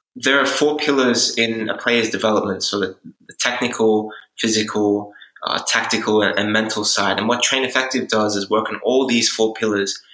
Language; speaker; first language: English; native; English